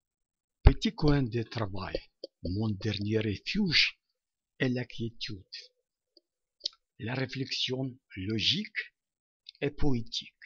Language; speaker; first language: French; non-native, learner; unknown